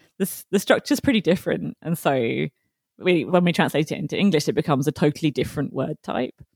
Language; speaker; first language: English; native; English